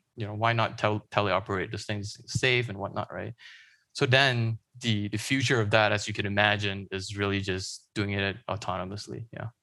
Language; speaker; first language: English; non-native, local second language; Chinese